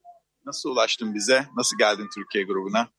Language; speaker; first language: Hebrew; non-native, fluent; Turkish